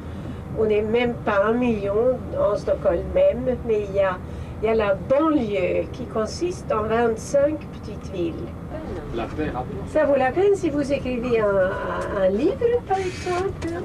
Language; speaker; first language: French; non-native, fluent; Swedish